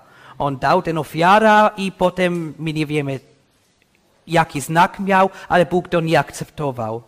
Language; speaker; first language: Polish; non-native, learner; English